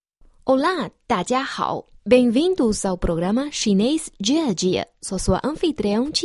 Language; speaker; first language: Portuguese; non-native, fluent; Chinese